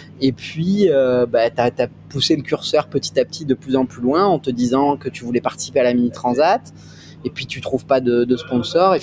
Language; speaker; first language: French; native; French